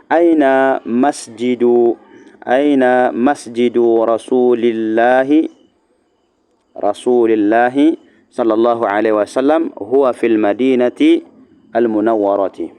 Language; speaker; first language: Arabic; non-native, fluent; Indonesian